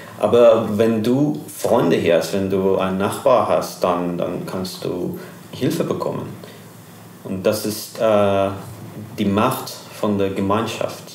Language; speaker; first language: German; non-native, learner; Persian